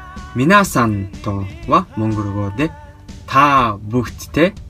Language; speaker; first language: Japanese; non-native, fluent; Mongolian